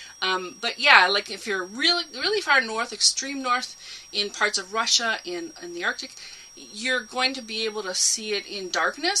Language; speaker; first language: English; native; English